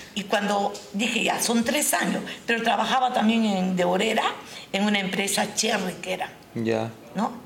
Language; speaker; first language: Spanish; non-native, local second language; Japanese